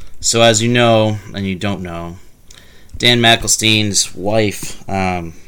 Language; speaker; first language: English; native; English